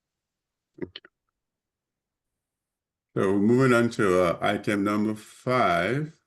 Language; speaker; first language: English; native; English